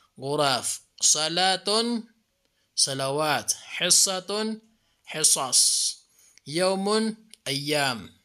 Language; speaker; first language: Arabic; non-native, fluent; Filipino